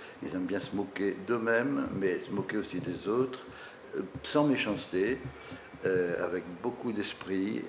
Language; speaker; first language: French; native; French